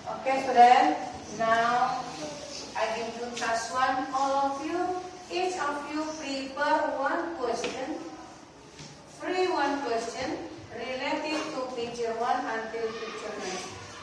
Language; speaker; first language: English; non-native, learner; Indonesian